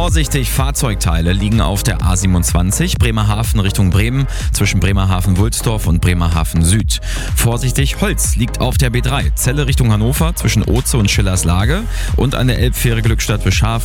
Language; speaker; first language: German; native; German